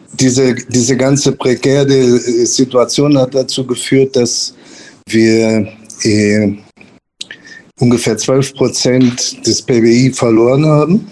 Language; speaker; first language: German; non-native, fluent; Spanish